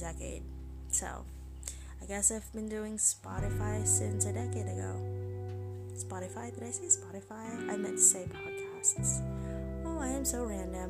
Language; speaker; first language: English; non-native, local second language; Filipino